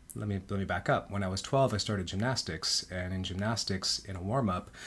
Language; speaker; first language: English; early bilingual, heritage; Spanish